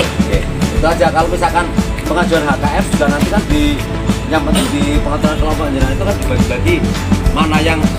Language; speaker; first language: Indonesian; native; Indonesian